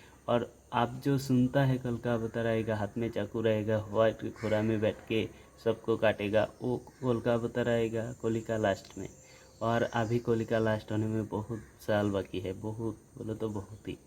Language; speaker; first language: Hindi; non-native, local second language; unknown